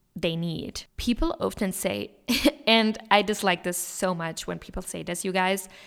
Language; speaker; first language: English; non-native, fluent; German